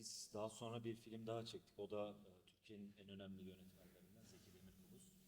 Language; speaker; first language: Turkish; native; Turkish